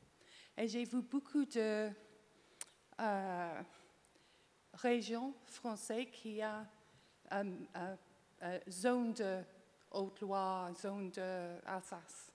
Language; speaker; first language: French; non-native, learner; English